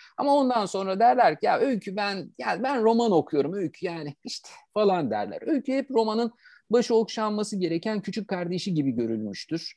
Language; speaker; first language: Turkish; native; Turkish